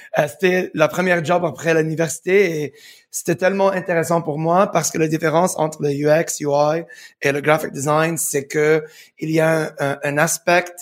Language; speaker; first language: French; non-native, fluent; English